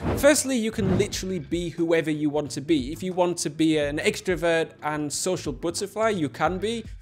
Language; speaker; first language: English; native; English